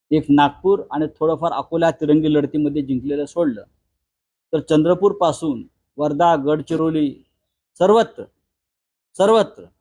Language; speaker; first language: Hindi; non-native, local second language; Marathi